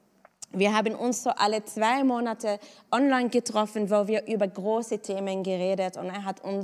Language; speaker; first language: German; non-native, fluent; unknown